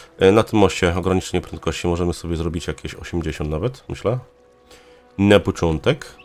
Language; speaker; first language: Polish; native; Polish